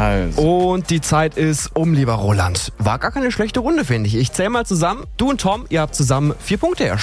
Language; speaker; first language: German; native; German